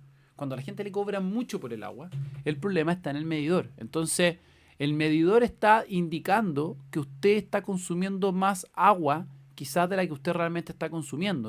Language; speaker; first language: Spanish; native; Spanish